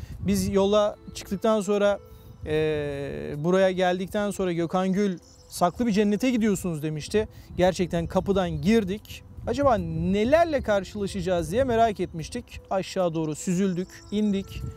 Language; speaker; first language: Turkish; native; Turkish